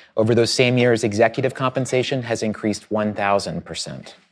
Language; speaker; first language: English; native; English